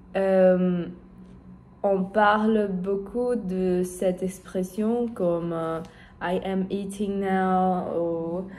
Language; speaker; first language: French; non-native, learner; Portuguese